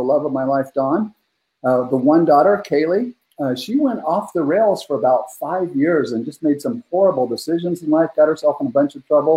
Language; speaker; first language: English; native; English